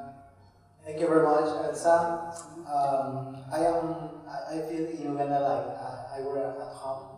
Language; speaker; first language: English; non-native, fluent; Spanish